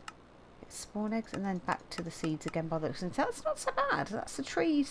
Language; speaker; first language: English; native; English